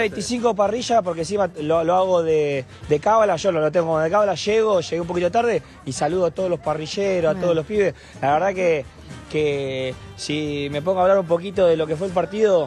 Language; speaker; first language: Spanish; native; Spanish